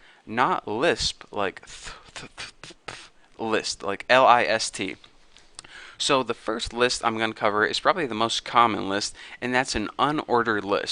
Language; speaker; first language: English; native; English